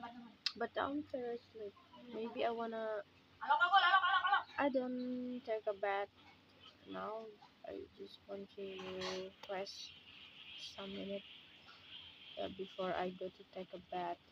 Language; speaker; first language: English; non-native, learner; Indonesian